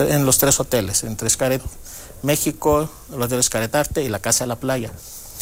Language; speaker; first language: Spanish; non-native, fluent; Greek